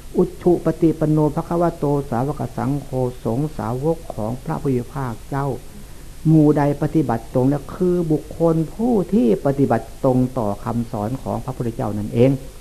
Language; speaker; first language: Thai; non-native, local second language; Lao